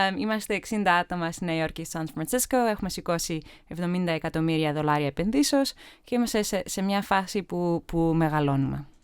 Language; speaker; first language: Greek; early bilingual, heritage; Greek